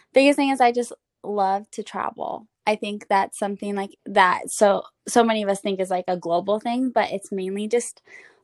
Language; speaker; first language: English; native; English